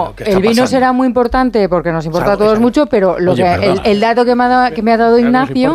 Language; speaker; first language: Spanish; native; Spanish